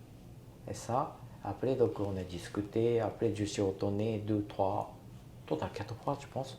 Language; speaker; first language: French; non-native, learner; Japanese